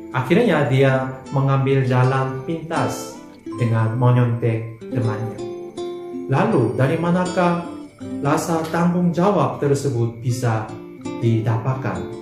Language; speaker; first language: Indonesian; non-native, fluent; Korean